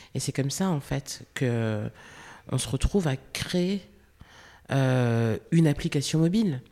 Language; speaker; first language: French; native; French